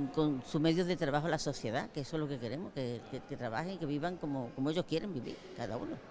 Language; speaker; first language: Spanish; native; Spanish